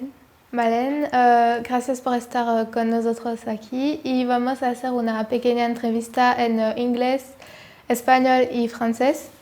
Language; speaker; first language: Spanish; non-native, learner; French